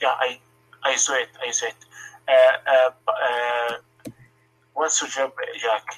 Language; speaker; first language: English; non-native, learner; Arabic